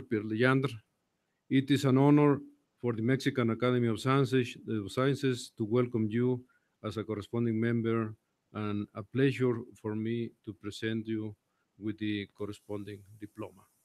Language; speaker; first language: English; non-native, fluent; Spanish